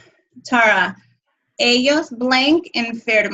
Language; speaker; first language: Spanish; non-native, fluent; English